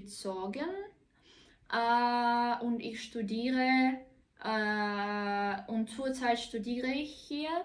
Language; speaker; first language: German; non-native, learner; Russian